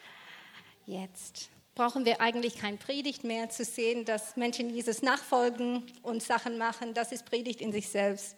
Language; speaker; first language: German; non-native, fluent; English